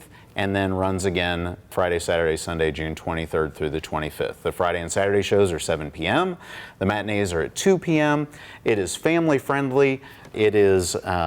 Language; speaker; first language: English; native; English